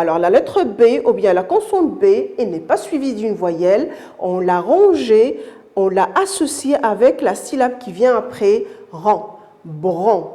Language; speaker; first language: French; non-native, local second language; Arabic